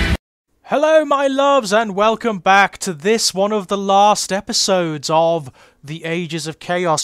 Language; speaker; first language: English; native; English